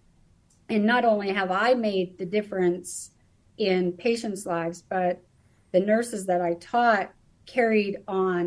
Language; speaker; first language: English; native; English